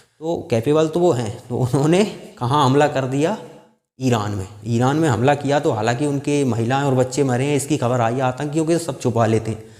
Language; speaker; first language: Hindi; native; Hindi